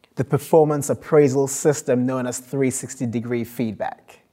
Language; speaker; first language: English; non-native, local second language; Akan